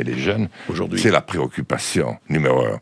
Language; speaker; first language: French; native; French